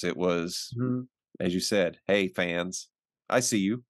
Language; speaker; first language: English; native; English